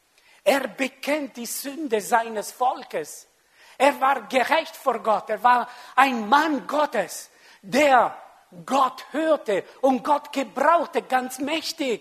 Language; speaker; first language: German; non-native, local second language; French